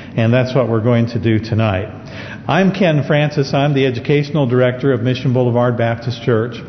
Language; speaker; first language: English; native; English